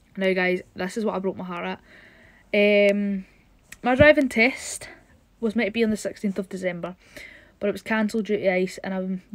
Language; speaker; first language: English; native; English